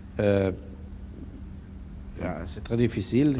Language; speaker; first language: French; non-native, learner; German